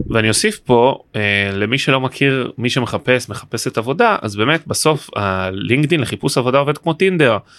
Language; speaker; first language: Hebrew; native; Hebrew